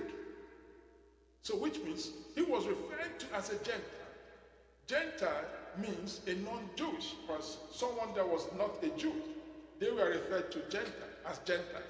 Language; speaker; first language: English; non-native, local second language; Igbo